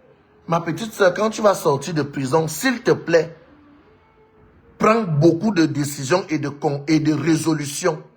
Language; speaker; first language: French; non-native, local second language; Lingala